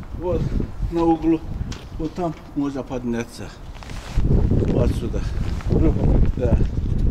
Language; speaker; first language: Russian; non-native, fluent; Azerbaijani